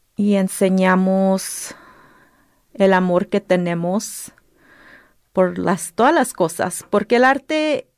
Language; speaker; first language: Spanish; early bilingual, heritage; Spanish